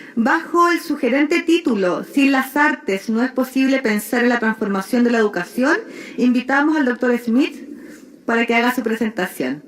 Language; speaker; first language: Spanish; native; Spanish